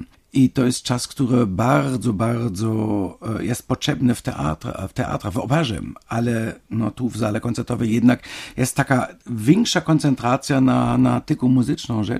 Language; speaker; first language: Polish; non-native, fluent; German